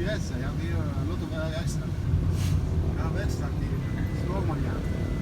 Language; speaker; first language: English; non-native, learner; Arabic